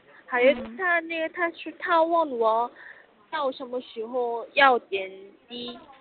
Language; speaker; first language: Chinese; non-native, learner; Korean